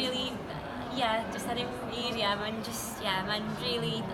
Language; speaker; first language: Welsh; non-native, local second language; English